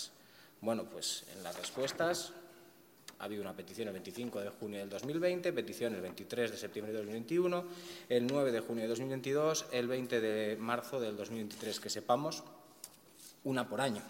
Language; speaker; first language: Spanish; native; Spanish